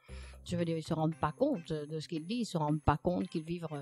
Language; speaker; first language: French; native; French